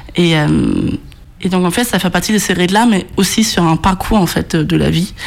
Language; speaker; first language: French; non-native, fluent; Danish